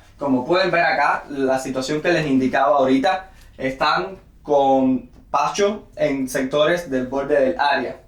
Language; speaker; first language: Spanish; native; Spanish